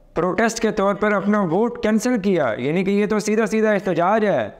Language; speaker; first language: Urdu; native; Urdu